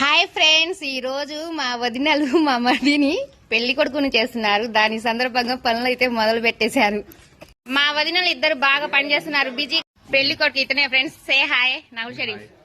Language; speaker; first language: Telugu; non-native, local second language; Urdu